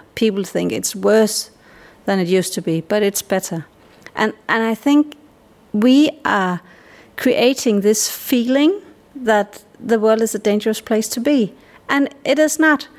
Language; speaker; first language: English; non-native, fluent; Danish